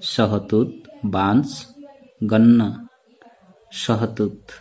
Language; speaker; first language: Hindi; non-native, local second language; Assamese